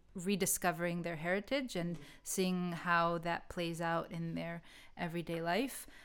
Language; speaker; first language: English; native; English